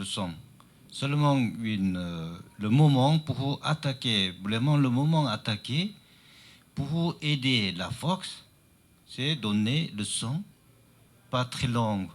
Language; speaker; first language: French; non-native, learner; Chinese